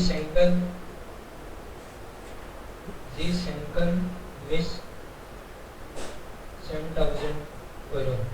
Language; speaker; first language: German; non-native, learner; Hindi